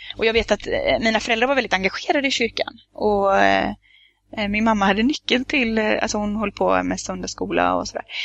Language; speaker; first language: Swedish; native; Swedish